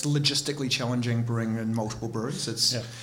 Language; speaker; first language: English; native; English